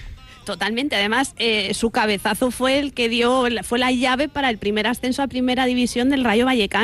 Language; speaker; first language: Spanish; native; Spanish